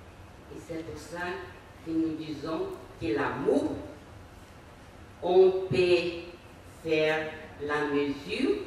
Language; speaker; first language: French; non-native, fluent; Portuguese